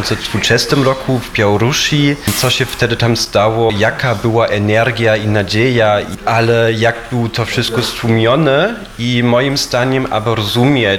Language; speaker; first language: Polish; non-native, fluent; German